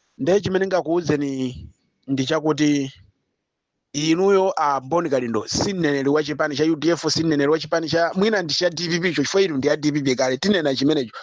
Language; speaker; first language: Nyanja; native; Nyanja